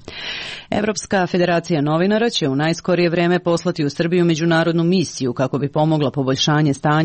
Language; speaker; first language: Serbian; native; Serbian